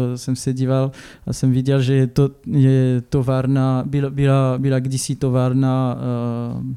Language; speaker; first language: Czech; non-native, fluent; French